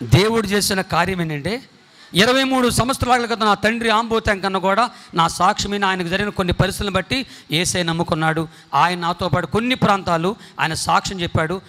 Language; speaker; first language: Telugu; non-native, local second language; Koya